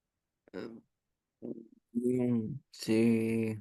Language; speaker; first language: French; non-native, learner; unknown